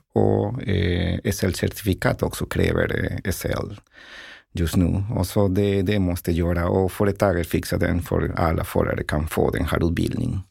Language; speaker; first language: Swedish; non-native, learner; Spanish